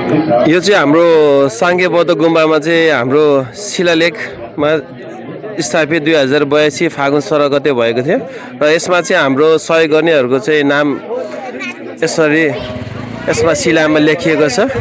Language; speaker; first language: Nepali; non-native, local second language; Eastern Tamang